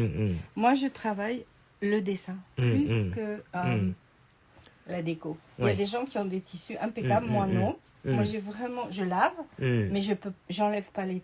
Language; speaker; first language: French; native; French